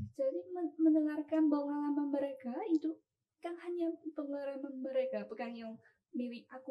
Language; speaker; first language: Indonesian; non-native, learner; Chinese